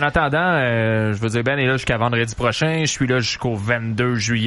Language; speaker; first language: French; native; French